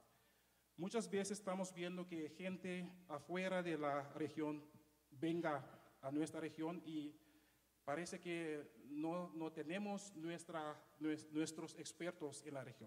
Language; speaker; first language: Spanish; non-native, fluent; Papiamento